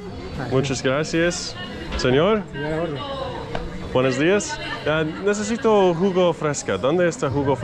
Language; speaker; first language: Spanish; non-native, learner; English